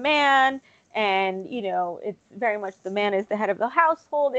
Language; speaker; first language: English; native; English